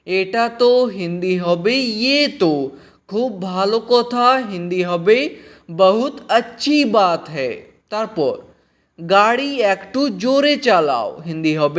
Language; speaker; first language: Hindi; non-native, local second language; Bangla